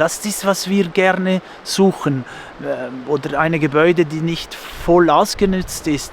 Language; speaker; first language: German; non-native, local second language; Italian